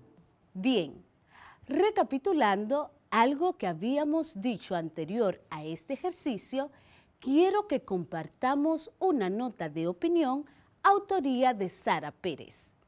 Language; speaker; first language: Spanish; native; Spanish